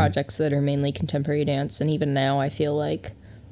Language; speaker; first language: English; native; English